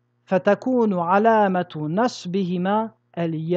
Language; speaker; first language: Arabic; non-native, fluent; French